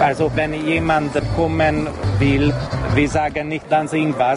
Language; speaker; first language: German; non-native, local second language; Hungarian